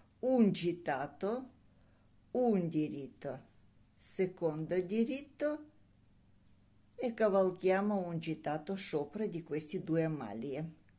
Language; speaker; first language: Italian; non-native, learner; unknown